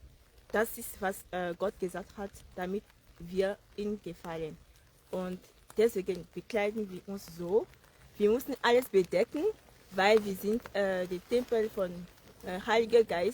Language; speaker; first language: German; non-native, fluent; Yoruba